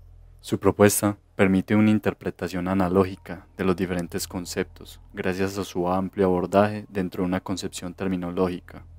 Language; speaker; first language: Spanish; native; Spanish